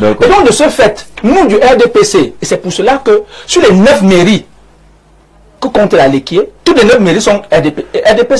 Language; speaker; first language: French; native; French